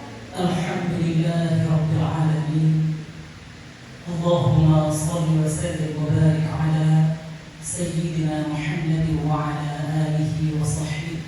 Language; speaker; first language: Arabic; non-native, fluent; Achinese